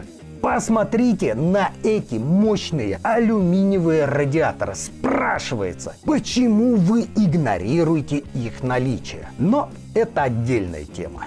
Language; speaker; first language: Russian; native; Russian